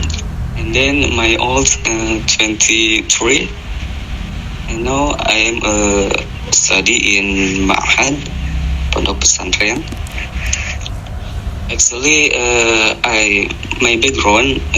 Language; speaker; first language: English; non-native, learner; Indonesian